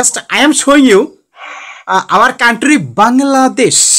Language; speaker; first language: English; non-native, learner; Bangla